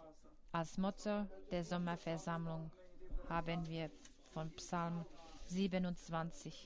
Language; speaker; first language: German; non-native, fluent; Finnish